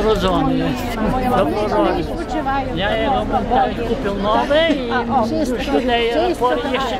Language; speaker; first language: Polish; early bilingual, heritage; Polish